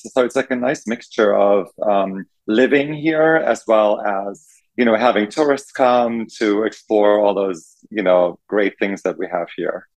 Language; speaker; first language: English; non-native, fluent; German